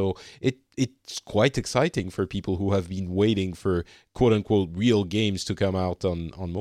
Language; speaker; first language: English; non-native, fluent; French